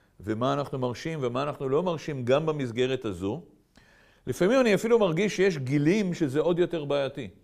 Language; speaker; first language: Hebrew; native; Hebrew